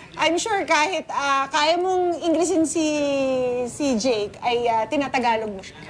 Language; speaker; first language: Filipino; native; Filipino